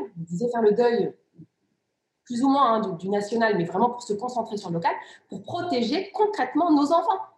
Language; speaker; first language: French; early bilingual, other home language; Riffian